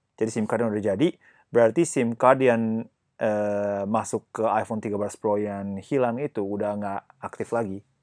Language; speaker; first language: Indonesian; non-native, fluent; Japanese